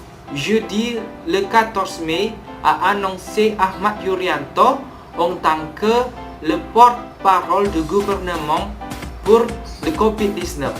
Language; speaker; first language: French; non-native, learner; Indonesian